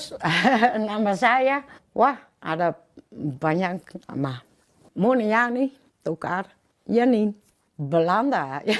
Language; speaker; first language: Indonesian; early bilingual, heritage; Indonesian